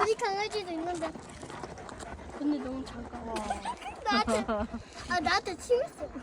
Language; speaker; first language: Korean; early bilingual, other home language; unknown